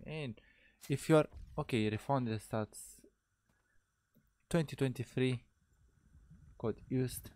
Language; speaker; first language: English; non-native, fluent; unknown